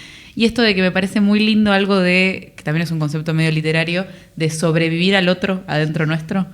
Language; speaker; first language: Spanish; native; Spanish